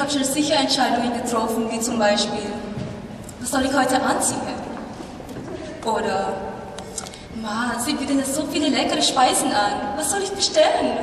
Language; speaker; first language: German; non-native, fluent; Filipino